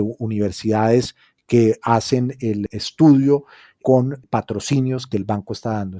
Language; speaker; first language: Spanish; native; Spanish